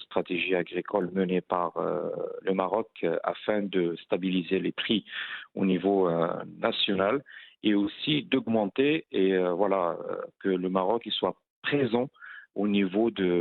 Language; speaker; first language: French; non-native, local second language; Arabic